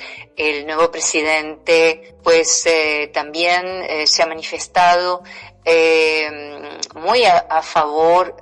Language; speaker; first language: Spanish; non-native, fluent; Portuguese